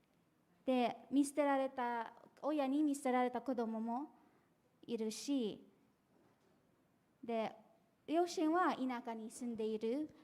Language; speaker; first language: Japanese; non-native, fluent; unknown